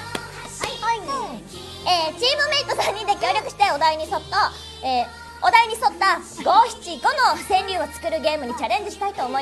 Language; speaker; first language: Japanese; native; Japanese